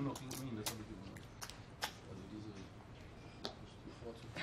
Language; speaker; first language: German; native; German